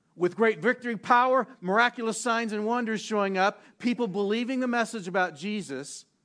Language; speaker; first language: English; native; English